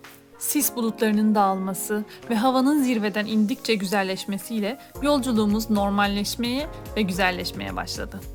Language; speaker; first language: Turkish; native; Turkish